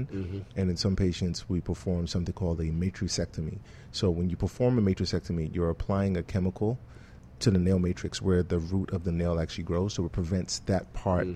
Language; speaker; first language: English; non-native, local second language; Yoruba